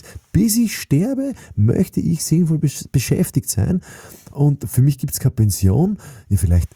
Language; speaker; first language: German; native; German